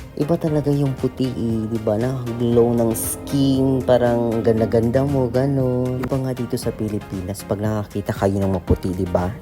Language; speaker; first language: Filipino; non-native, local second language; Cebuano